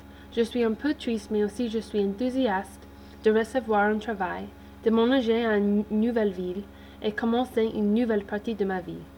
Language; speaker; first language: French; early bilingual, heritage; English